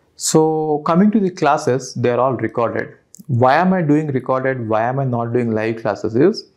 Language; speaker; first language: English; non-native, local second language; Telugu